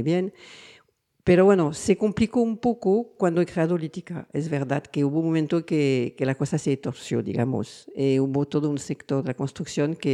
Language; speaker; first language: Spanish; non-native, fluent; French